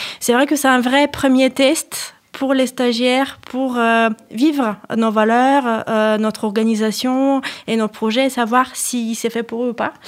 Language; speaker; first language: French; non-native, fluent; Bulgarian